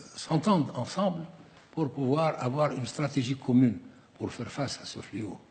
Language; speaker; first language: French; non-native, local second language; Arabic